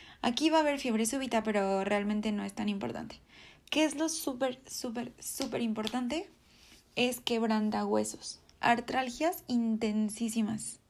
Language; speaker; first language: Spanish; native; Spanish